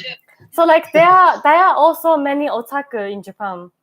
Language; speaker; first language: English; non-native, learner; Japanese